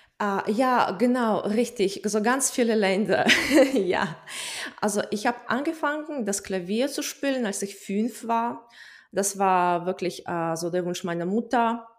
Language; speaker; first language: German; non-native, fluent; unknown